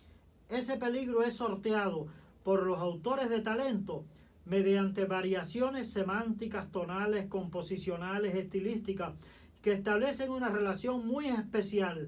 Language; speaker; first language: Spanish; native; Spanish